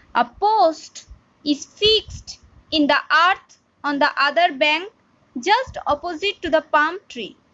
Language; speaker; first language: English; non-native, local second language; Bangla